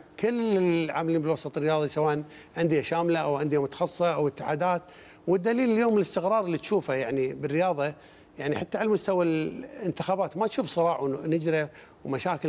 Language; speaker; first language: Arabic; native; Arabic